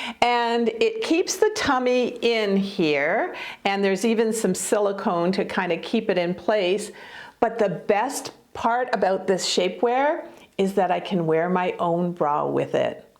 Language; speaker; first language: English; native; English